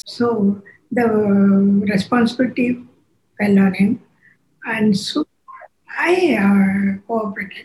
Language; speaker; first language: English; non-native, local second language; Tamil